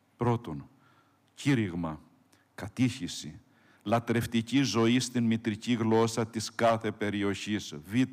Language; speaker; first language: Greek; native; Greek